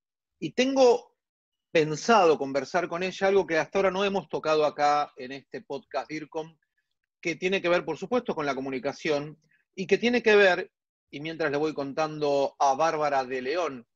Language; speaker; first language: Spanish; native; Spanish